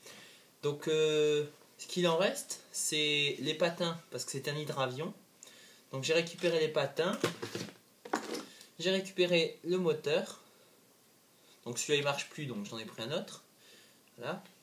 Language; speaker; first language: French; native; French